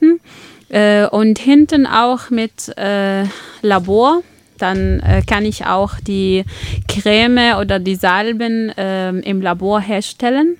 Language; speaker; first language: German; non-native, fluent; Arabic